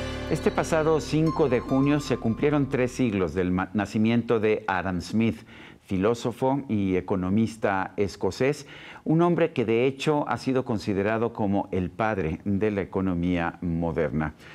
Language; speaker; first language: Spanish; native; Spanish